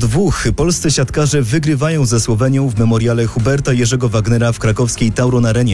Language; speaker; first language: Polish; native; Polish